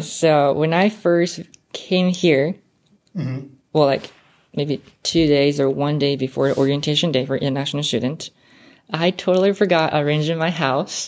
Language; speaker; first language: English; non-native, fluent; Japanese